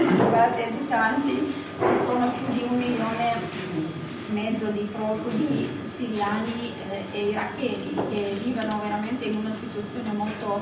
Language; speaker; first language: Italian; non-native, fluent; Kurdish